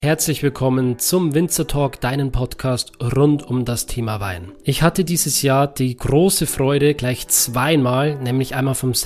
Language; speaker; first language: German; native; German